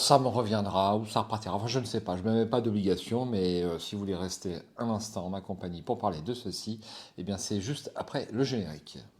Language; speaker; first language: French; native; French